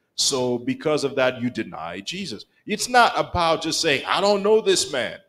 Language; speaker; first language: English; non-native, local second language; Kinyarwanda